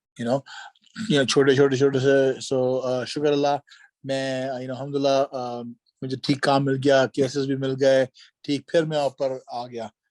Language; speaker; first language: Urdu; early bilingual, heritage; Urdu